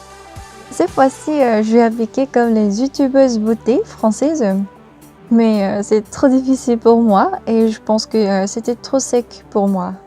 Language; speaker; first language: French; non-native, learner; Korean